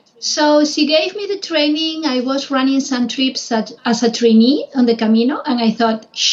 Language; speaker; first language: English; non-native, fluent; Spanish